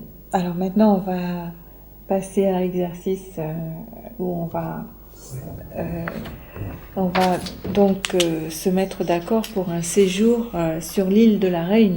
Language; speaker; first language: French; native; French